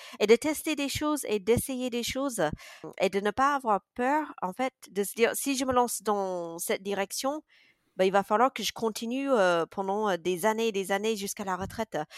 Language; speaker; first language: French; non-native, fluent; English